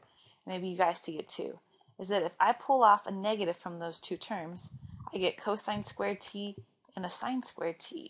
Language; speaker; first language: English; native; English